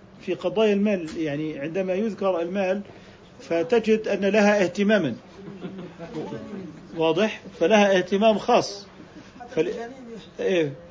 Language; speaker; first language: Arabic; native; Arabic